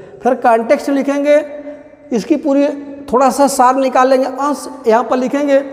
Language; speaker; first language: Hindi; native; Hindi